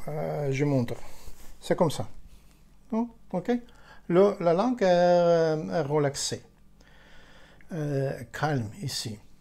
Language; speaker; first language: French; non-native, fluent; Ukrainian